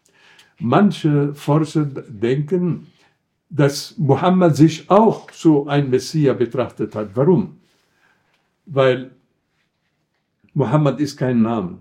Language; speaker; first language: German; non-native, fluent; Arabic